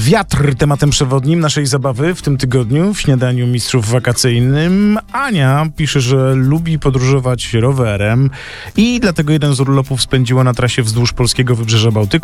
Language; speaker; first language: Polish; native; Polish